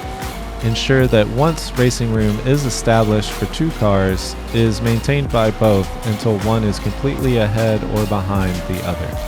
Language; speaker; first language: English; native; English